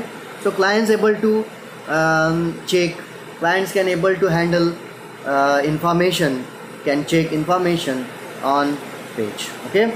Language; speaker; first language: English; non-native, local second language; Marathi